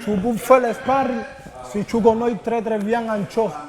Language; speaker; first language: French; non-native, learner; Spanish